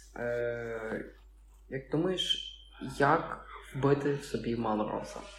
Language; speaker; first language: Ukrainian; native; Ukrainian